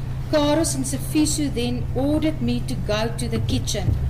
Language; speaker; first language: English; non-native, local second language; Afrikaans